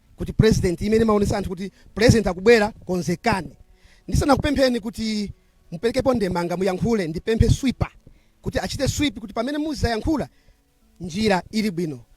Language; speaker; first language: Nyanja; non-native, local second language; Tumbuka